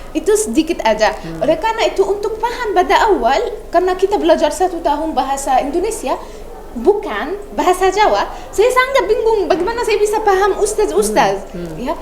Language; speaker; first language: Indonesian; non-native, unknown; Arabic